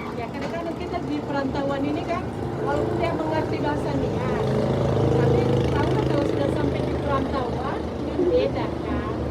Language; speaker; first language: Indonesian; non-native, local second language; Nias